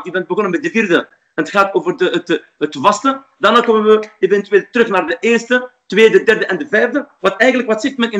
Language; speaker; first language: Dutch; non-native, fluent; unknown